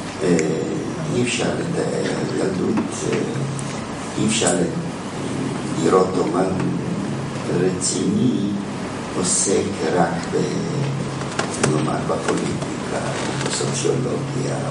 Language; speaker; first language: Hebrew; non-native, fluent; German